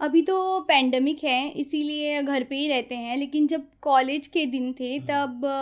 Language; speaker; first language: Hindi; non-native, local second language; Konkani